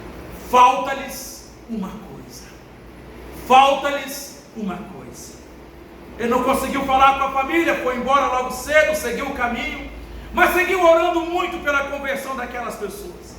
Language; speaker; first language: Portuguese; native; Portuguese